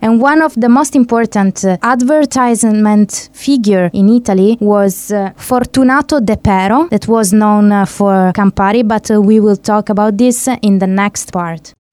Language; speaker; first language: English; non-native, fluent; Italian